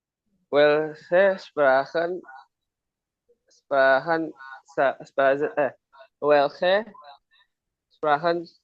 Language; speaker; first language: German; non-native, learner; Indonesian